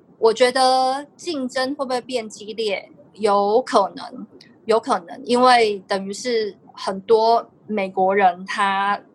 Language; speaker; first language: Chinese; native; Chinese